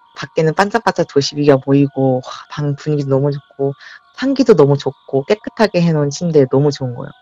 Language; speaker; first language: Korean; native; Korean